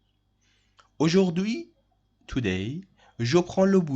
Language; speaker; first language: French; non-native, fluent; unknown